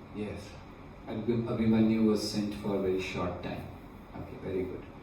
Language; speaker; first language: English; non-native, local second language; Hindi